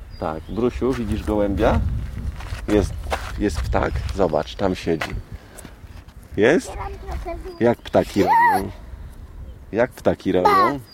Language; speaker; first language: Polish; native; Polish